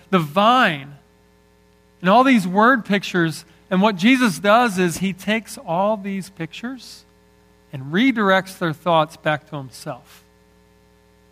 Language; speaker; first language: English; native; English